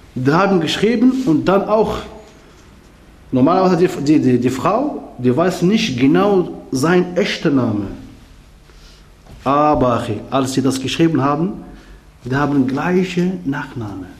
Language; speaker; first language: German; non-native, learner; Arabic